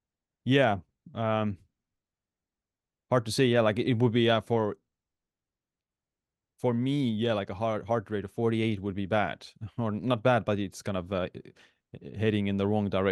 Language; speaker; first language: English; non-native, fluent; Estonian